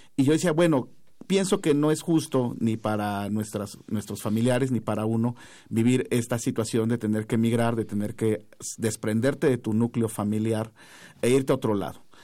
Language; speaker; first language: Spanish; non-native, local second language; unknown